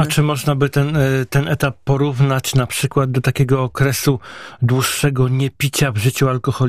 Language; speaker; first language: Polish; native; Polish